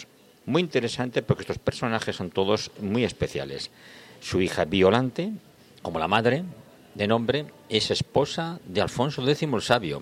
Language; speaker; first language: Spanish; native; Spanish